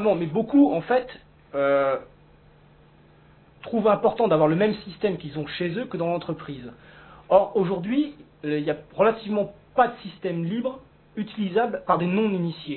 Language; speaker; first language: French; native; French